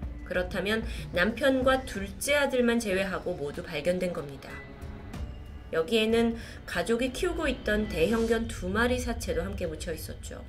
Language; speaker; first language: Korean; native; Korean